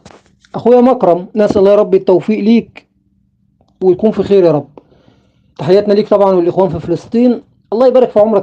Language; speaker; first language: Arabic; native; Arabic